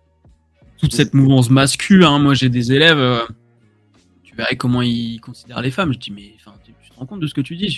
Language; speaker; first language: French; native; French